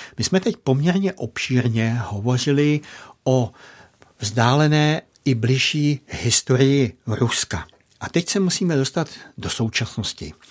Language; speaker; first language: Czech; native; Czech